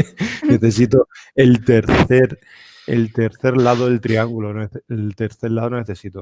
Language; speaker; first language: Spanish; native; Spanish